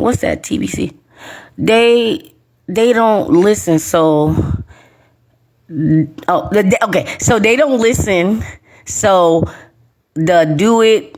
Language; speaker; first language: English; native; English